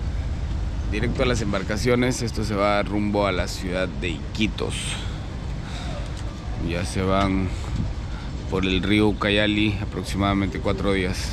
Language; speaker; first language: Spanish; native; Spanish